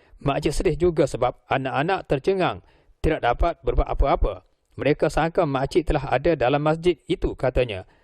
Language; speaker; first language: Malay; native; Malay